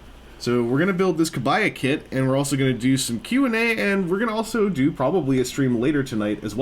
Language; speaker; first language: English; native; English